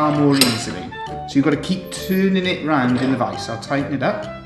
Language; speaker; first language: English; native; English